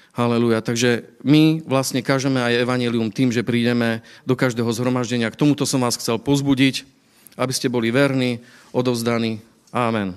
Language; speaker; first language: Slovak; native; Slovak